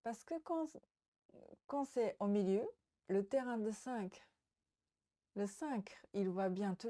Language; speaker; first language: French; non-native, learner; Japanese